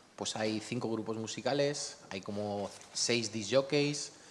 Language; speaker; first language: Spanish; native; Spanish